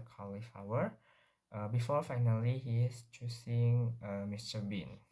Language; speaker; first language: English; non-native, learner; Indonesian